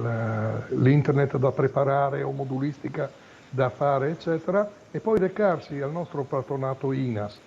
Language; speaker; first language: Italian; native; Italian